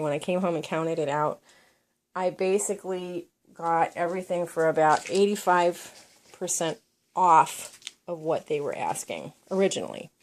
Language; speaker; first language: English; native; English